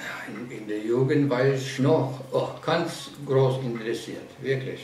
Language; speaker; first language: German; non-native, fluent; Slovenian